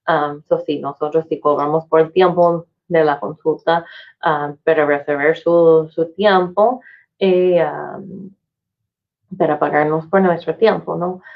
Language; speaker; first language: Spanish; non-native, fluent; English